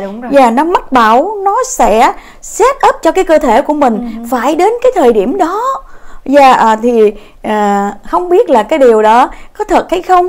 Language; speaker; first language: Vietnamese; native; Vietnamese